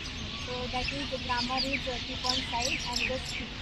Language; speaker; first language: English; non-native, learner; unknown